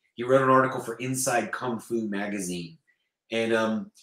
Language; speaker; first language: English; native; English